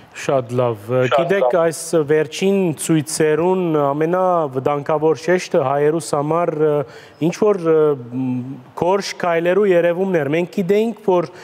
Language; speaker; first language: Armenian; early bilingual, heritage; Armenian